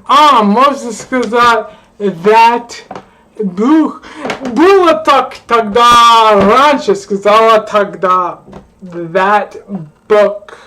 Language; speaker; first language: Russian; non-native, learner; English